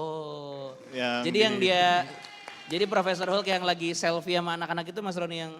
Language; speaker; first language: Indonesian; native; Indonesian